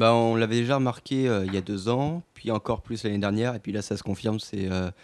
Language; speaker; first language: French; native; French